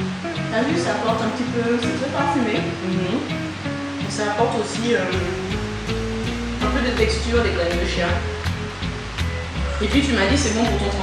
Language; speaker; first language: French; native; French